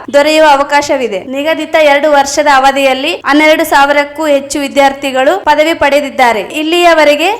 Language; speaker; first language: Kannada; native; Kannada